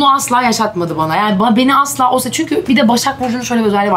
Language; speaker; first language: Turkish; native; Turkish